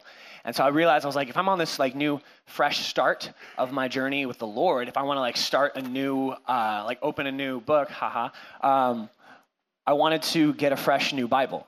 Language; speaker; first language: English; native; English